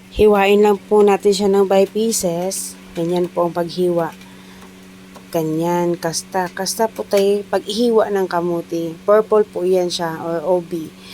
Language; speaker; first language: Filipino; non-native, local second language; Iloko